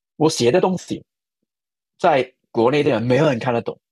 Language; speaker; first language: Chinese; non-native, fluent; Cantonese